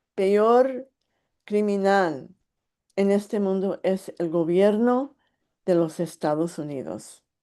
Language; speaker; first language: Spanish; early bilingual, heritage; English